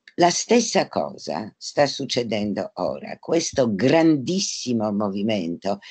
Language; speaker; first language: Italian; non-native, fluent; Polish